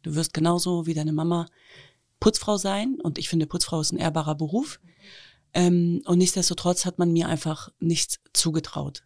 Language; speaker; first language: German; native; German